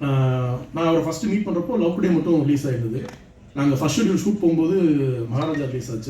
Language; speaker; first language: Tamil; native; Tamil